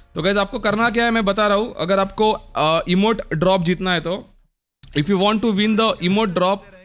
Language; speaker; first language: Hindi; non-native, local second language; Marathi